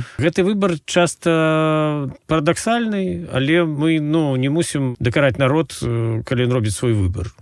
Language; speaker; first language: Belarusian; native; Belarusian